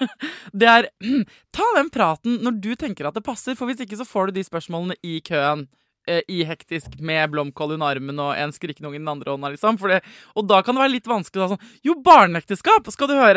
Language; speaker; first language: Norwegian; native; Norwegian